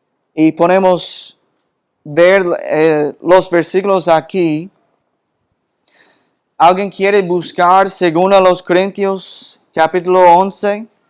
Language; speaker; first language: Spanish; non-native, fluent; English